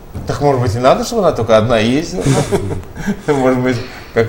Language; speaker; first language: Russian; native; Russian